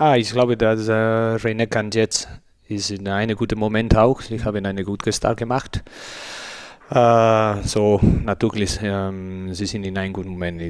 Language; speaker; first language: German; non-native, learner; Spanish